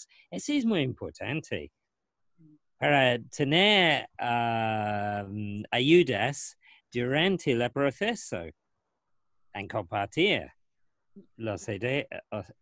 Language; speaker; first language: Spanish; non-native, learner; English